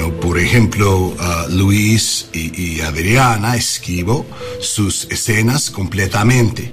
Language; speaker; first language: Spanish; non-native, learner; English